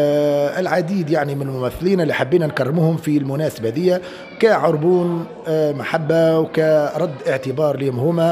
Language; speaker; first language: Arabic; native; Arabic